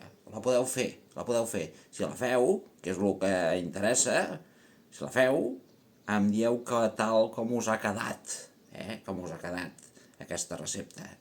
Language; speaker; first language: Catalan; non-native, local second language; Spanish